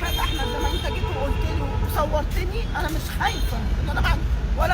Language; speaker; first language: Arabic; native; Arabic